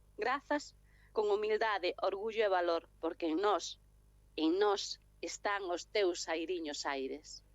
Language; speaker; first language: Galician; native; Galician